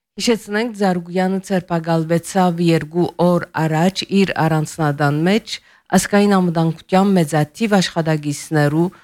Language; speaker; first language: Armenian; early bilingual, heritage; Armenian